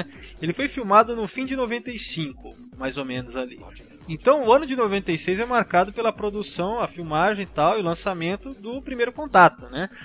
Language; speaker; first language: Portuguese; native; Portuguese